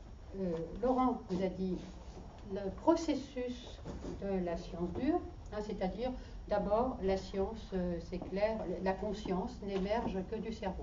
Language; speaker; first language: French; native; French